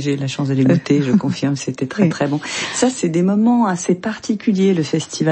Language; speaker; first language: French; native; French